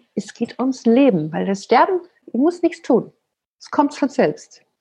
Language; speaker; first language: German; non-native, fluent; Danish